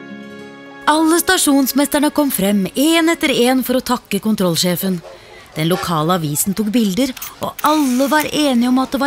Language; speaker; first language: Norwegian; native; Norwegian